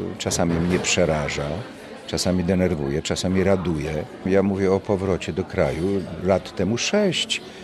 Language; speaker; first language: Polish; native; Polish